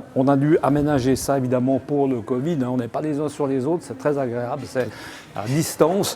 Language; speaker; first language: French; native; French